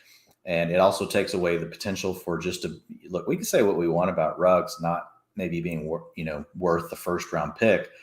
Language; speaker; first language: English; native; English